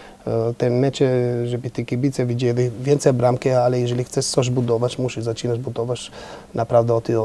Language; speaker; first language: Polish; non-native, fluent; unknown